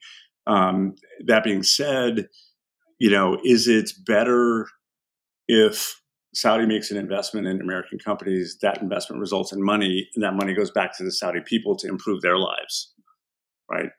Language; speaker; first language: English; non-native, fluent; Arabic